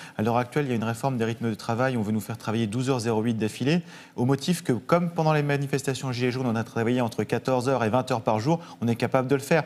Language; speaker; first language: French; native; French